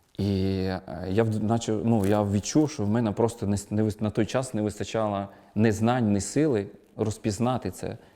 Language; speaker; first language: Ukrainian; non-native, local second language; Russian